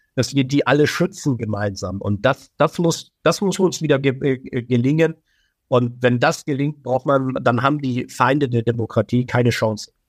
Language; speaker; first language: German; early bilingual, other home language; Persian